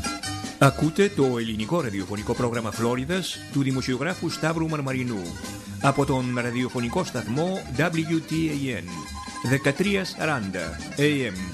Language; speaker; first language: Greek; native; Greek